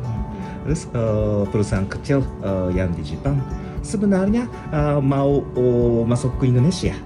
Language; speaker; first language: Indonesian; non-native, learner; Japanese